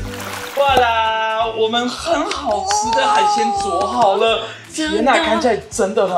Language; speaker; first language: Chinese; non-native, fluent; French